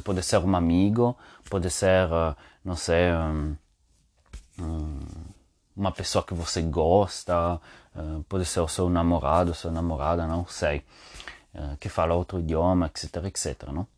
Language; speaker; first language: Portuguese; non-native, learner; Spanish